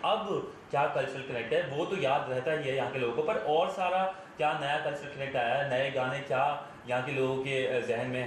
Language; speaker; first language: Hindi; native; Hindi